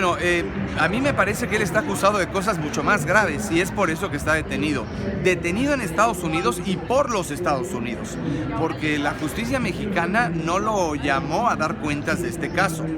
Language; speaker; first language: Spanish; native; Spanish